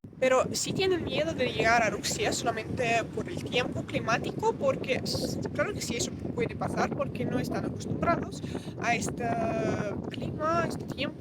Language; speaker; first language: Spanish; non-native, fluent; Russian